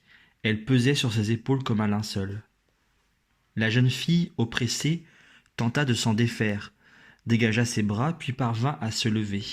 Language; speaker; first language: French; native; French